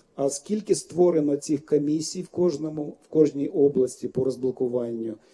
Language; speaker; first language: Ukrainian; non-native, fluent; Lithuanian